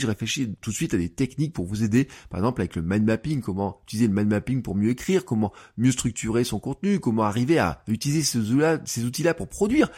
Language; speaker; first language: French; native; French